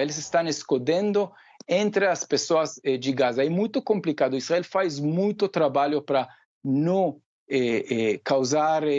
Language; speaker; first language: Portuguese; non-native, fluent; Hebrew